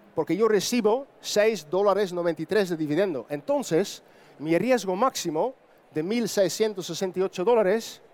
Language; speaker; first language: Spanish; non-native, fluent; Dutch